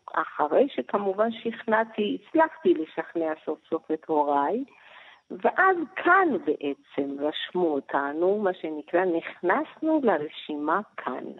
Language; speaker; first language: Hebrew; early bilingual, other home language; Persian